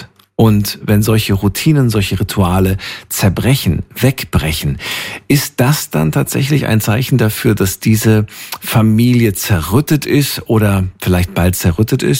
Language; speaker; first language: German; native; German